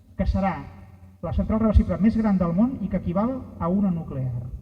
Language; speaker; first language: Catalan; native; Catalan